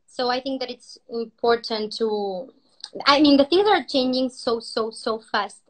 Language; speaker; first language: English; non-native, learner; Spanish